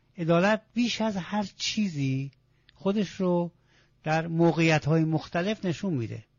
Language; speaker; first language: Persian; non-native, local second language; Azerbaijani